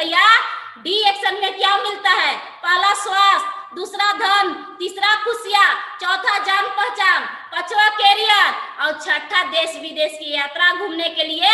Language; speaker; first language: Hindi; non-native, local second language; Bhojpuri